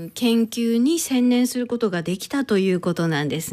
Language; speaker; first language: Japanese; native; Japanese